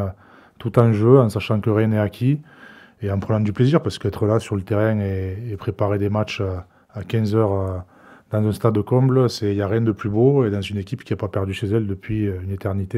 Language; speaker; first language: French; native; French